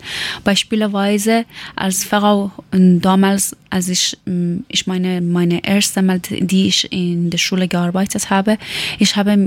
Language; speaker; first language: German; non-native, learner; Persian